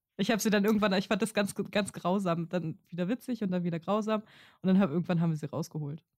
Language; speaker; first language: German; native; German